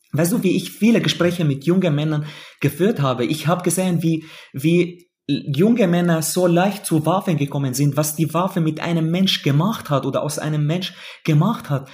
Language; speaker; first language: German; non-native, fluent; Arabic